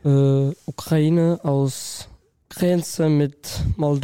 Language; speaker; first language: German; non-native, learner; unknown